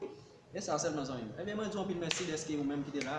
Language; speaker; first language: French; non-native, local second language; Haitian Creole